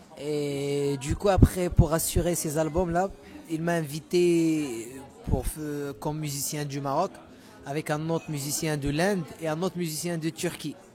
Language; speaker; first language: French; non-native, local second language; Arabic